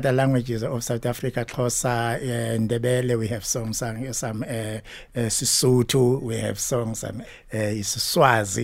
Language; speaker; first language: English; non-native, local second language; Zulu